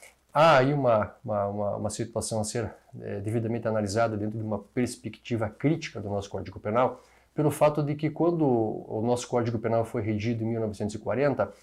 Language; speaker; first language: Portuguese; native; Portuguese